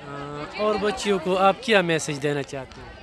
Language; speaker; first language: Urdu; non-native, local second language; Pashto